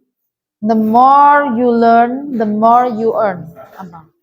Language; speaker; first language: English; non-native, fluent; Indonesian